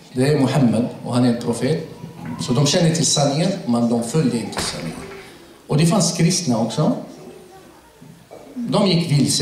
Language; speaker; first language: Swedish; non-native, fluent; Arabic